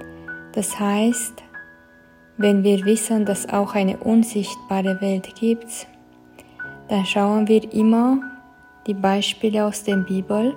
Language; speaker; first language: German; non-native, fluent; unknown